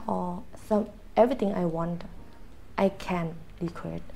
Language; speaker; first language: English; non-native, learner; Thai